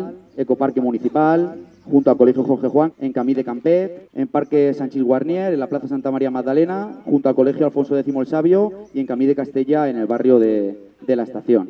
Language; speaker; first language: Spanish; native; Spanish